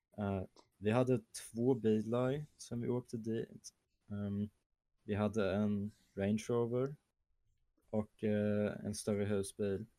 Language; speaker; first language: Swedish; early bilingual, other home language; German